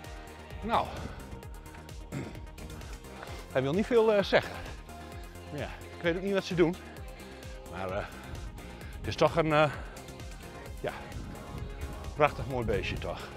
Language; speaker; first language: Dutch; native; Dutch